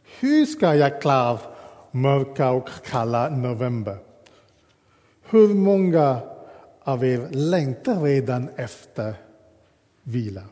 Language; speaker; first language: Swedish; non-native, fluent; English